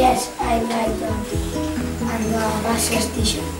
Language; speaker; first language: English; non-native, learner; Catalan